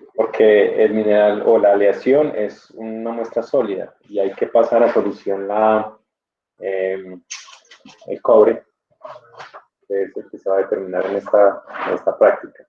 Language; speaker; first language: Spanish; native; Spanish